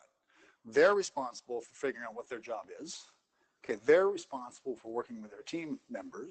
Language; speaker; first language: English; native; English